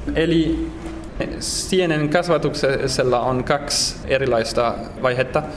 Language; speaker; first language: Finnish; non-native, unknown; French